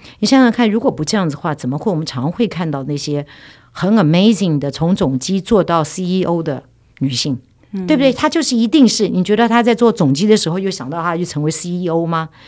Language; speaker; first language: Chinese; native; Chinese